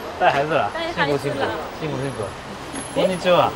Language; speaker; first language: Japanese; native; Japanese